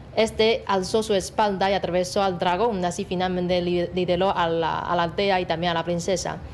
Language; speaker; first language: Spanish; non-native, fluent; Chinese